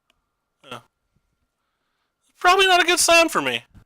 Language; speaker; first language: English; native; English